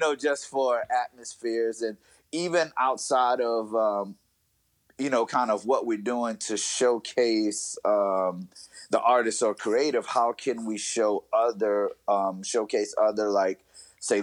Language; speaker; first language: English; native; English